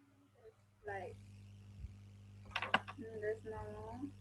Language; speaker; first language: English; non-native, learner; Vietnamese